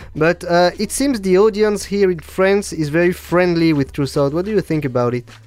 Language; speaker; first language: English; non-native, fluent; French